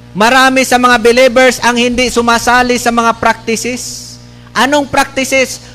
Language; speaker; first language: Filipino; non-native, local second language; Bikol